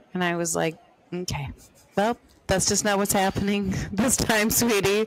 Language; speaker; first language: English; native; English